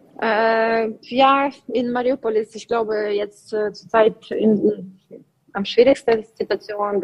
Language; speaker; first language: German; non-native, learner; Ukrainian